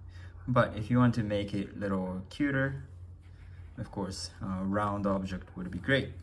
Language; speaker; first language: English; non-native, fluent; Japanese